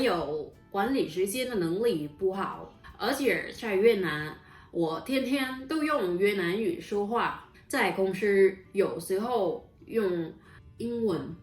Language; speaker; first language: Chinese; non-native, learner; Vietnamese